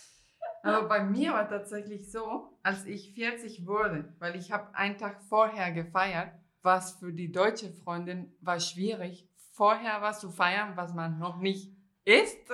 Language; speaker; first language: German; non-native, fluent; Spanish